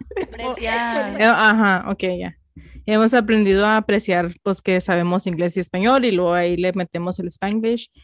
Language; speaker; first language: Spanish; early bilingual, heritage; Spanish